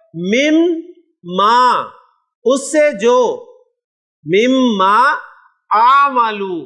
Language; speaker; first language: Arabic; non-native, fluent; Urdu